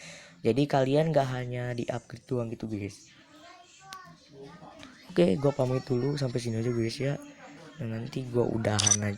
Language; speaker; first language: Indonesian; native; Indonesian